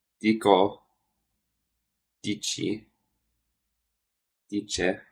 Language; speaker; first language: Italian; non-native, learner; English